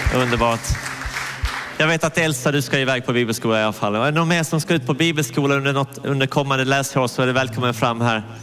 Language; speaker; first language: Swedish; native; Swedish